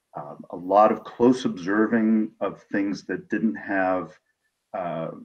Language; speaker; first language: English; native; English